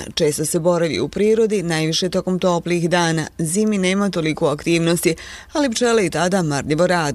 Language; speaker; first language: Serbian; native; Serbian